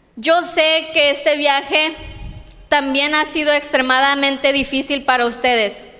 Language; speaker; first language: Spanish; early bilingual, heritage; Spanish